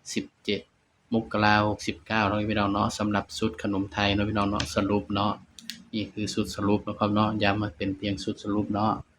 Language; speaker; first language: Thai; non-native, local second language; Lao